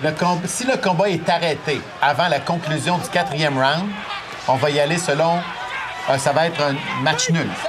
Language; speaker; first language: French; native; French